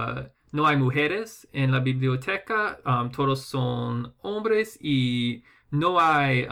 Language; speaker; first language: Spanish; non-native, fluent; English